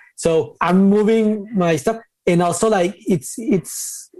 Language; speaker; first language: English; non-native, fluent; Spanish